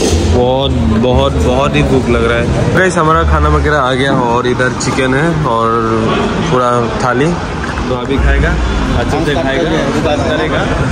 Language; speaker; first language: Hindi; non-native, local second language; Assamese